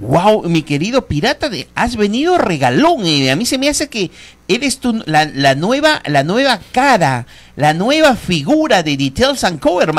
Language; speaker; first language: Spanish; native; Spanish